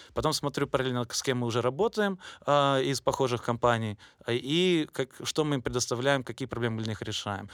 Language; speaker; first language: Russian; native; Russian